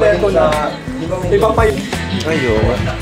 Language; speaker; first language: Filipino; native; Filipino